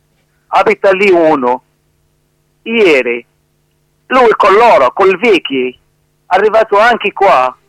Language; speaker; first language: Italian; non-native, learner; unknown